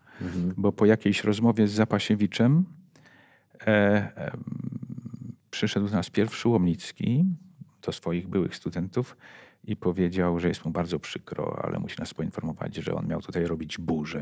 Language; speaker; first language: Polish; native; Polish